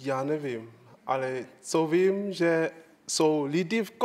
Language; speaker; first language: Czech; non-native, learner; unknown